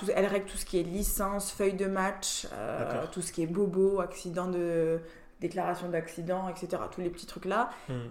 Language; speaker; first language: French; native; French